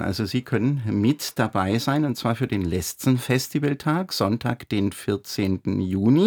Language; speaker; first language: German; native; German